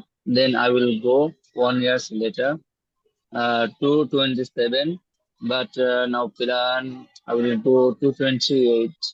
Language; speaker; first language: English; non-native, learner; Bangla